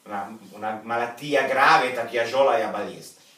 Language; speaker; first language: Italian; non-native, fluent; Russian